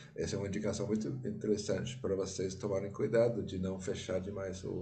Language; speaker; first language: Portuguese; non-native, fluent; English